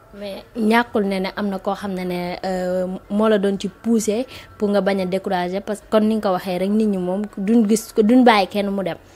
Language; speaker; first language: Wolof; native; Wolof